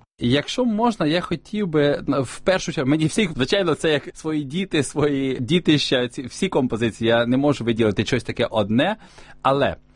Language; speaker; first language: Ukrainian; native; Ukrainian